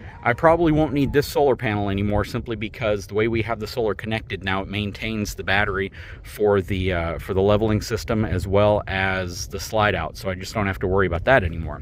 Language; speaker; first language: English; native; English